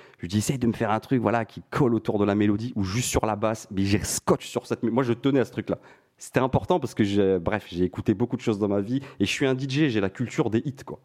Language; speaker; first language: French; non-native, local second language; Arabic